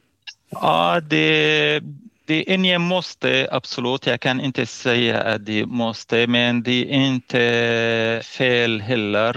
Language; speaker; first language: Swedish; non-native, fluent; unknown